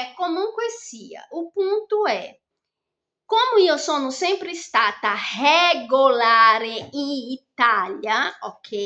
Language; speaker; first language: Italian; non-native, fluent; Portuguese